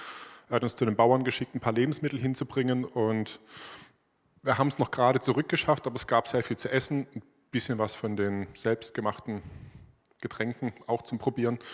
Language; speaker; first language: German; native; German